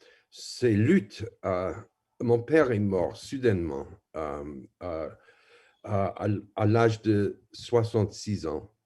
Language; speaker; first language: French; non-native, fluent; English